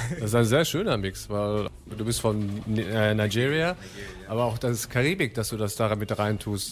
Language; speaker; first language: German; native; German